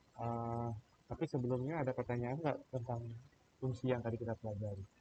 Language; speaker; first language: Indonesian; native; Indonesian